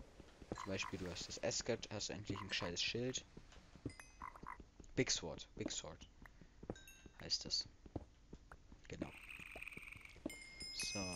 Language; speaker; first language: German; native; German